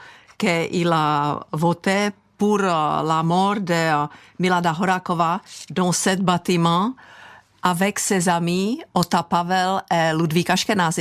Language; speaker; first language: French; non-native, fluent; Czech